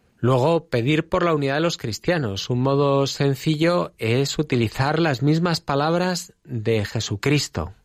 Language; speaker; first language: Spanish; native; Spanish